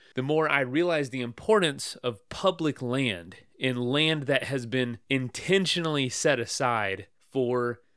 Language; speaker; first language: English; native; English